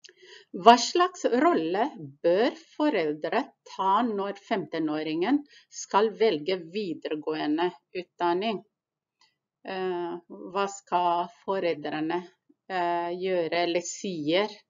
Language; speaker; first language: Norwegian; non-native, fluent; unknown